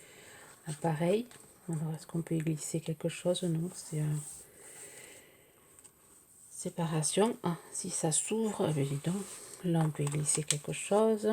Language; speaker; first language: French; native; French